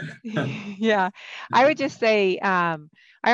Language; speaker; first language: English; native; English